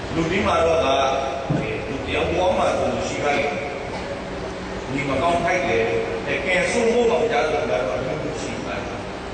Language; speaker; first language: Burmese; native; Burmese